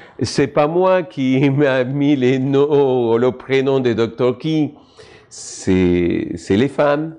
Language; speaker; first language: French; non-native, fluent; Spanish